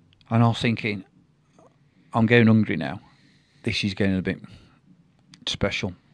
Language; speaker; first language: English; native; English